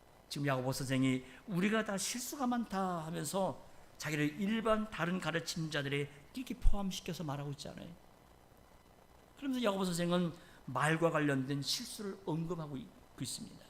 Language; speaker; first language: Korean; native; Korean